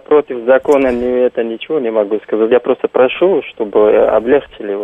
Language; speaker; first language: Russian; non-native, fluent; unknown